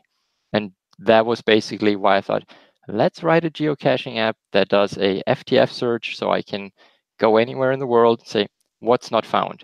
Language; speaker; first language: English; non-native, fluent; German